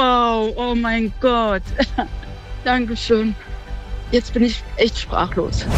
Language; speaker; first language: German; native; German